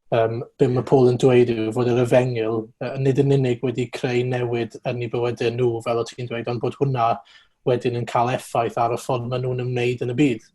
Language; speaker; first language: Welsh; native; Welsh